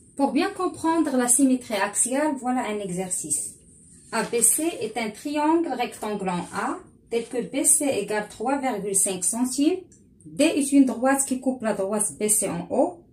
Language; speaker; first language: French; non-native, local second language; Arabic